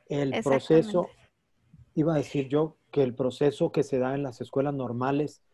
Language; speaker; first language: Spanish; native; Spanish